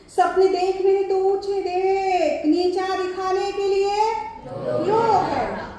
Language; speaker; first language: Hindi; non-native, local second language; Marathi